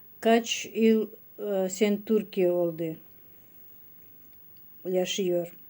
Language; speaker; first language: Turkish; non-native, learner; Russian